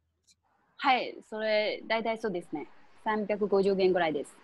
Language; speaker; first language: Japanese; non-native, fluent; Chinese